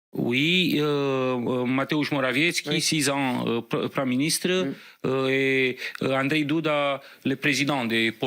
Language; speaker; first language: French; non-native, fluent; Romanian